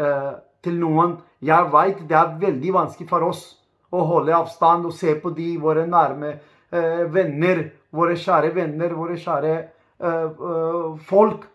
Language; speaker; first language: Norwegian; non-native, learner; Urdu